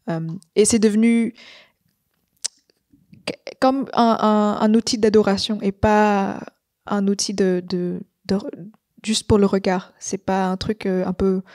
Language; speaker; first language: French; non-native, fluent; Vietnamese